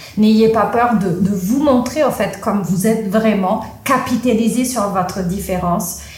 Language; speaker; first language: French; non-native, fluent; Italian